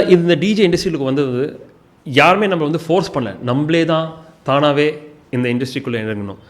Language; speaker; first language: Tamil; early bilingual, heritage; Tamil